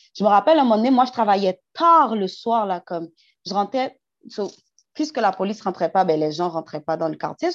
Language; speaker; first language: French; early bilingual, heritage; French